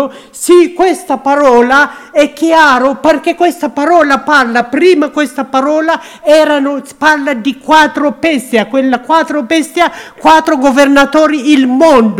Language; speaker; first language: Italian; non-native, learner; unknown